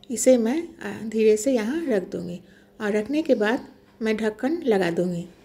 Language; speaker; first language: Hindi; non-native, local second language; Bangla